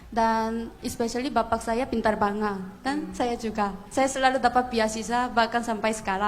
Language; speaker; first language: Indonesian; non-native, fluent; Korean